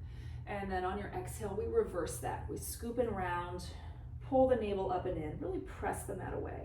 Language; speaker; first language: English; native; English